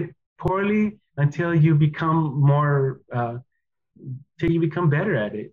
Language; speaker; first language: English; early bilingual, other home language; Spanish